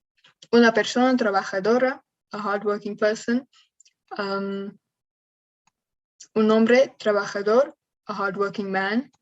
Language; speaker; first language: Spanish; non-native, learner; English